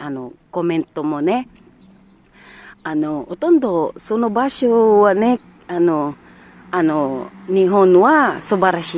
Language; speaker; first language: Japanese; non-native, learner; Filipino